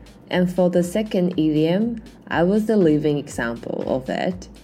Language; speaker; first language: English; non-native, fluent; Chinese